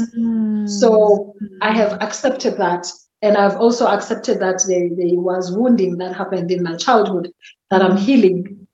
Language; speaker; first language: English; non-native, local second language; Xhosa